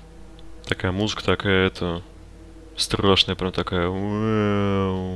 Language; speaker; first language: Russian; native; Russian